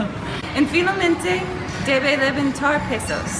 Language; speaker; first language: Spanish; non-native, learner; English